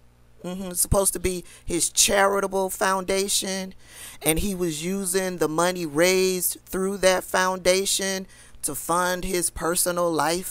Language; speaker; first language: English; native; English